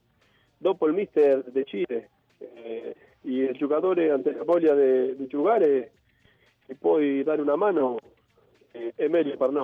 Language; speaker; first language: Italian; non-native, fluent; Spanish